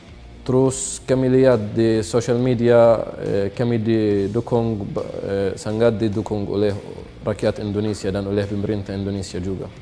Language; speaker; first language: Indonesian; non-native, fluent; Arabic